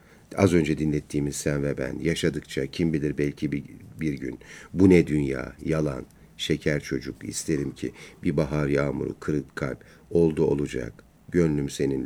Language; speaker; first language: Turkish; native; Turkish